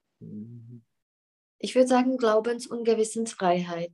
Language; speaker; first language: German; non-native, fluent; Czech